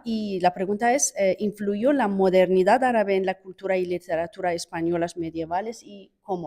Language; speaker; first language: Spanish; non-native, fluent; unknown